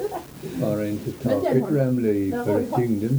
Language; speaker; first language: Swedish; early bilingual, heritage; Swedish